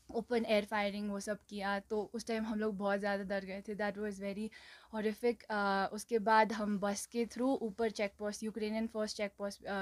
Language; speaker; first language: Hindi; non-native, local second language; Nepali